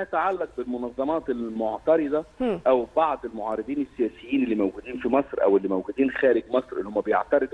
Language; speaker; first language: Arabic; native; Arabic